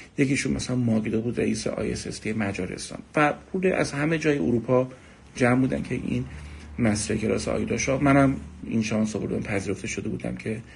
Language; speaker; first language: Persian; native; Persian